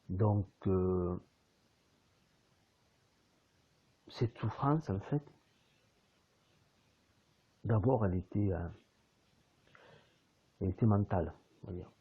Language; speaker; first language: French; native; French